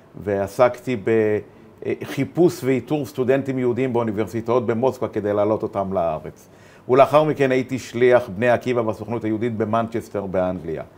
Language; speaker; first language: Hebrew; native; Hebrew